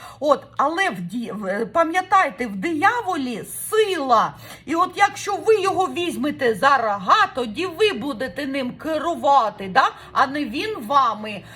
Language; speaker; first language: Ukrainian; non-native, local second language; Russian